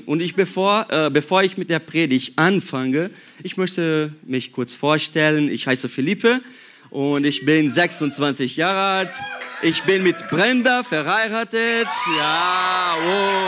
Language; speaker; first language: German; non-native, fluent; Portuguese